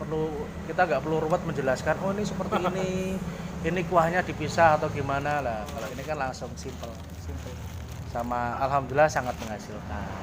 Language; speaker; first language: Indonesian; native; Indonesian